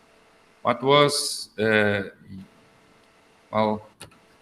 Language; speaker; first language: English; non-native, learner; Portuguese